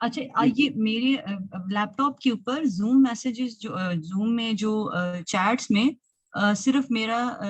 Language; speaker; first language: Hindi; non-native, local second language; Urdu